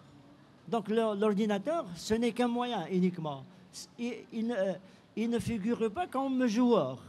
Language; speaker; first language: French; non-native, local second language; Arabic